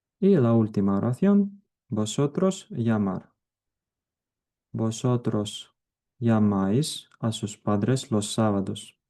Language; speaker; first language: Spanish; non-native, fluent; Ukrainian